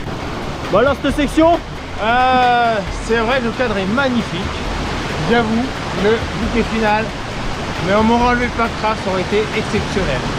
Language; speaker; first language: French; native; French